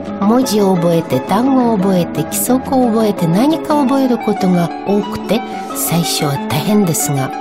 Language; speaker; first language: Japanese; non-native, fluent; Russian